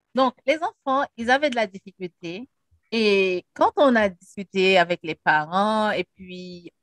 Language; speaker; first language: French; non-native, local second language; Haitian Creole